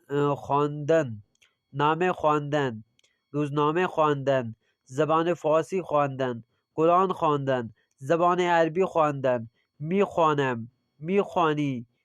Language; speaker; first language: Persian; non-native, fluent; Urdu